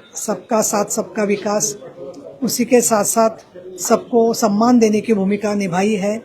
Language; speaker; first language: Hindi; non-native, local second language; Marathi